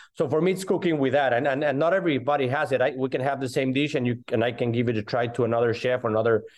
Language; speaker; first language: English; non-native, fluent; Spanish